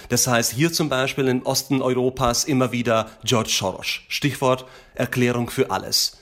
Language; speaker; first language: German; non-native, fluent; Slovak